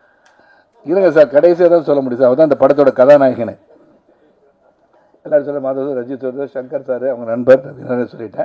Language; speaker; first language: Tamil; native; Tamil